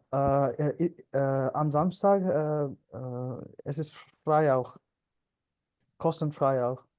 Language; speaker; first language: German; non-native, learner; Punjabi